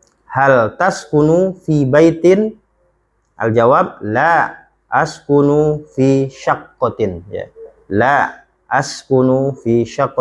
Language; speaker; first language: Arabic; non-native, fluent; Indonesian